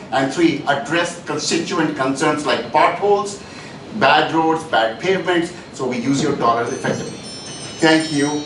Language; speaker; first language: English; non-native, local second language; Hindi